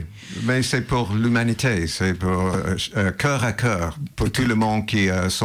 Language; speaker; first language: French; non-native, learner; English